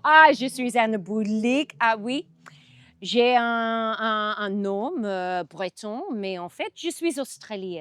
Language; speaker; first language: French; non-native, learner; English